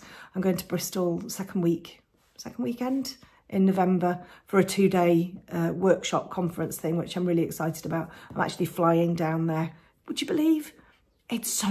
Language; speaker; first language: English; native; English